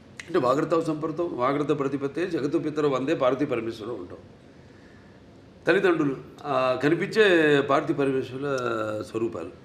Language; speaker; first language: Telugu; native; Telugu